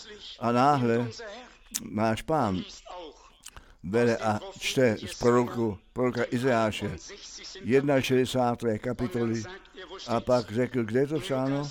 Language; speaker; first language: Czech; non-native, fluent; German